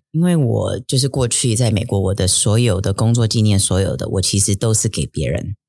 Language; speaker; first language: Chinese; early bilingual, heritage; Chinese